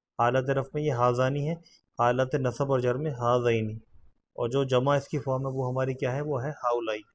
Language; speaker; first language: Urdu; native; Urdu